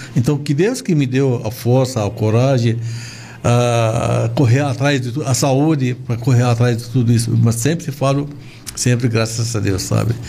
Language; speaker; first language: Portuguese; non-native, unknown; Arabic